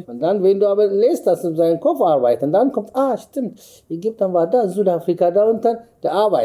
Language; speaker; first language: German; non-native, learner; Amharic